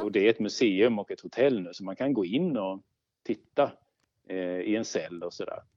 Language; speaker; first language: Swedish; native; Swedish